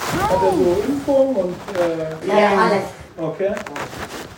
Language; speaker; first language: German; non-native, learner; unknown